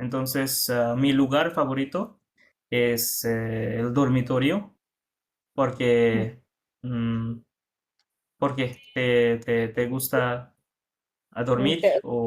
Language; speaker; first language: Spanish; non-native, fluent; Bangla